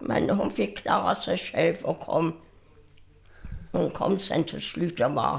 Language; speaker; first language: Swedish; non-native, fluent; German